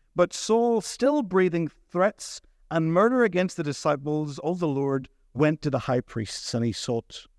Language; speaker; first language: English; native; English